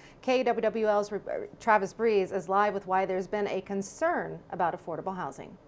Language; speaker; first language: English; native; English